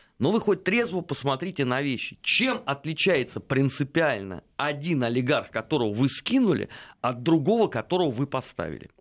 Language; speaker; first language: Russian; native; Russian